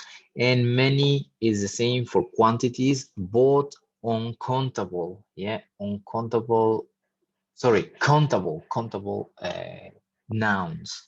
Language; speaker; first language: English; non-native, fluent; Spanish